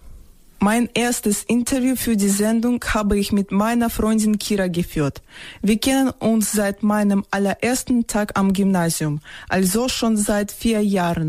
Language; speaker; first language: German; non-native, fluent; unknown